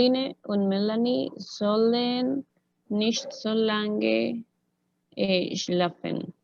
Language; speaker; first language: German; non-native, learner; Spanish